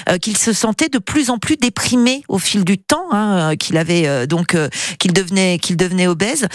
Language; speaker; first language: French; native; French